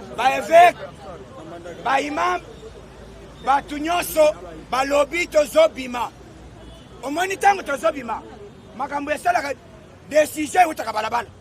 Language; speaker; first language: Lingala; native; Lingala